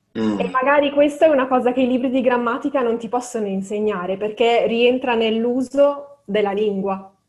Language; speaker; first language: Italian; native; Italian